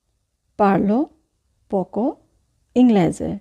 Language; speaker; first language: Italian; non-native, fluent; Bangla